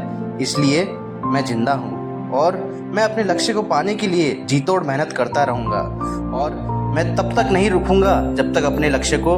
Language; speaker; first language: Hindi; native; Hindi